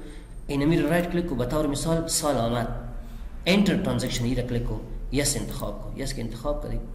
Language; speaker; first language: Persian; non-native, local second language; Pashto